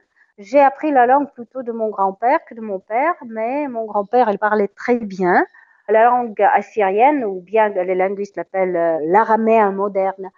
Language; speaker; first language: French; non-native, fluent; Russian